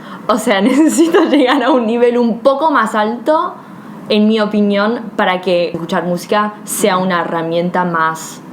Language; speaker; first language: Spanish; early bilingual, heritage; Spanish